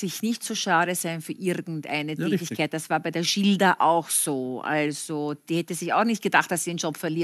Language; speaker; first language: German; native; German